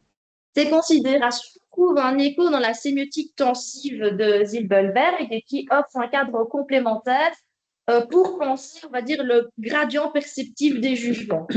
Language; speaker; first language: French; native; French